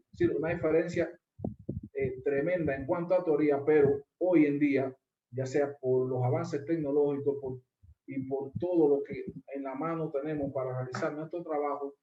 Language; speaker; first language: Spanish; native; Spanish